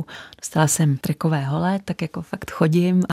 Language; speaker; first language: Czech; native; Czech